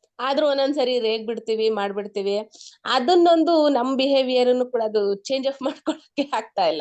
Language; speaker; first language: Kannada; native; Kannada